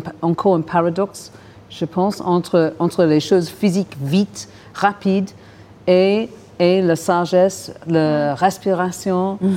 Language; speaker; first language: French; non-native, fluent; English